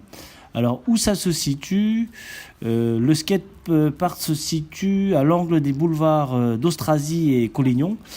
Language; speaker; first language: French; native; French